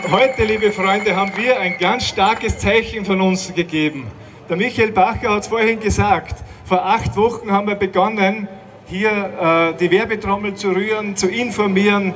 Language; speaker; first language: German; native; German